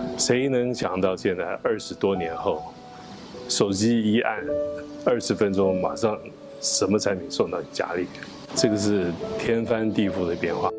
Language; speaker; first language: Chinese; native; Chinese